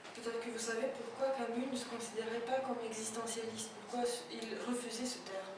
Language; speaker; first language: French; non-native, fluent; Lithuanian